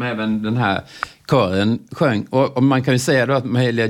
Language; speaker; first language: Swedish; native; Swedish